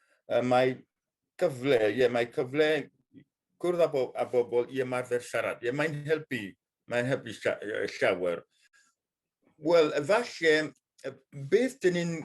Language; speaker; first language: Welsh; non-native, fluent; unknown